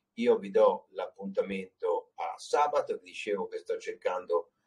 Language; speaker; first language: Italian; native; Italian